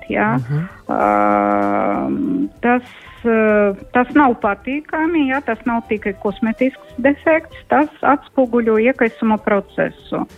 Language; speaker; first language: Latvian; non-native, local second language; Russian